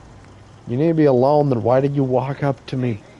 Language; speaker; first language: English; native; English